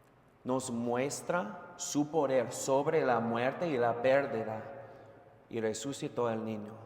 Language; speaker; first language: Spanish; non-native, fluent; English